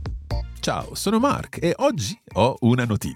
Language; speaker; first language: Italian; non-native, fluent; English